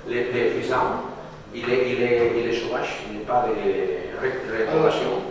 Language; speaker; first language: French; non-native, learner; Catalan